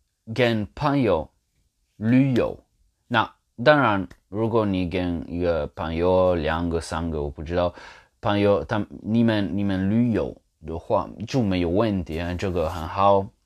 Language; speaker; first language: Chinese; non-native, learner; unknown